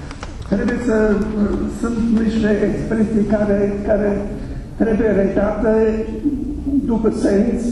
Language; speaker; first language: Romanian; non-native, fluent; German